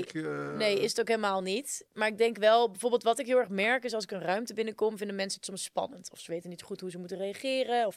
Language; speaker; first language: Dutch; native; Dutch